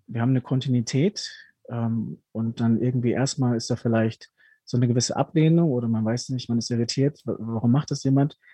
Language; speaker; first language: German; early bilingual, other home language; Spanish